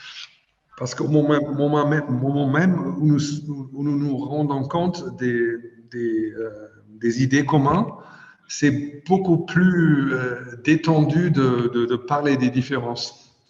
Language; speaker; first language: French; non-native, fluent; German